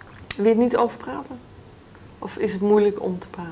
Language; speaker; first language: Dutch; native; Dutch